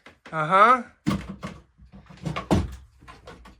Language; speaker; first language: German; non-native, learner; English